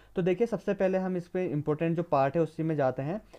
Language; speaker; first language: Hindi; native; Hindi